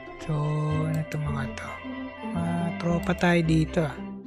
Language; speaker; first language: Filipino; native; Filipino